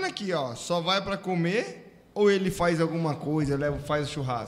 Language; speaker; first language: Portuguese; native; Portuguese